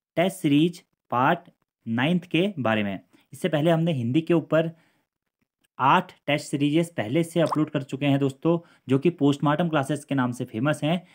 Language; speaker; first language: Hindi; native; Hindi